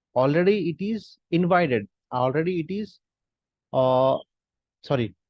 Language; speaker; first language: English; non-native, local second language; Hindi